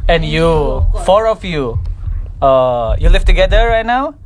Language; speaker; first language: English; non-native, learner; Indonesian